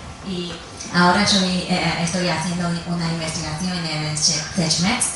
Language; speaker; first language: Spanish; non-native, fluent; Chinese